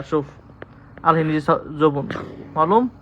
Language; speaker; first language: Arabic; non-native, learner; Bangla